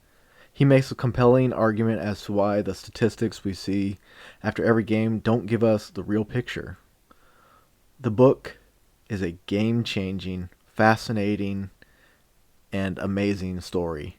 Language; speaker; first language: English; native; English